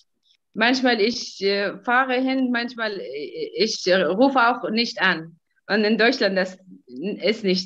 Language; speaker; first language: German; non-native, fluent; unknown